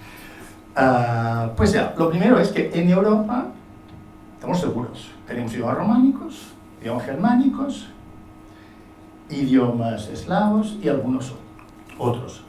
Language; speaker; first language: Spanish; non-native, fluent; Italian